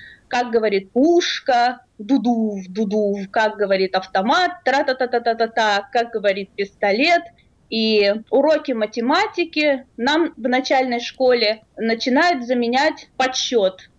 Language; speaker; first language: Russian; native; Russian